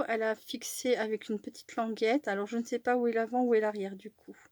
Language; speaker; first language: French; native; French